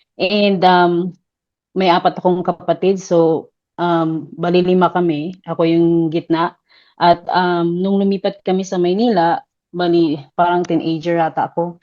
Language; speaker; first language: Filipino; non-native, local second language; Cebuano